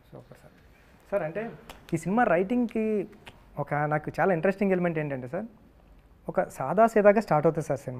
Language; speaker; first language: Telugu; native; Telugu